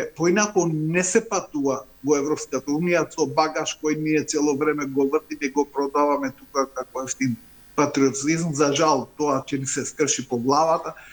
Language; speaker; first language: Macedonian; non-native, local second language; Albanian